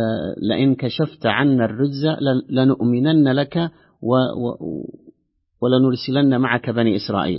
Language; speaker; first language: Arabic; native; Arabic